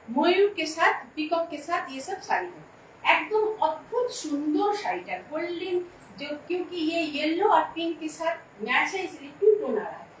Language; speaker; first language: Hindi; non-native, local second language; Bangla